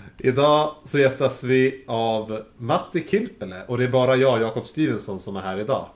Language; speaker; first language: Swedish; native; Swedish